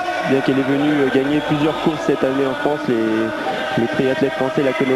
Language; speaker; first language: French; native; French